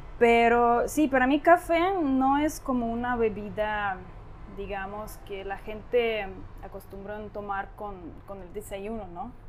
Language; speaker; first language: Spanish; non-native, fluent; Ukrainian